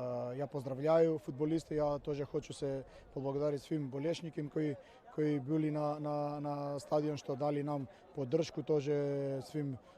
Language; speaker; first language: Russian; non-native, learner; Serbian